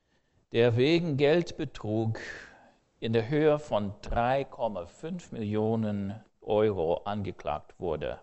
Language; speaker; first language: German; non-native, fluent; English